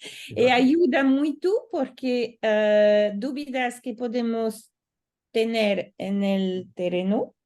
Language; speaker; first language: Portuguese; non-native, learner; Italian